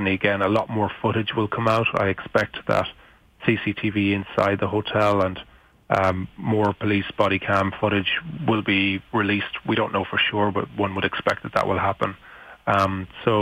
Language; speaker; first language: English; native; English